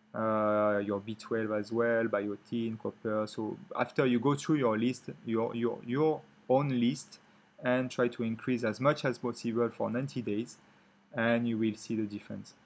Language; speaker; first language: English; non-native, fluent; French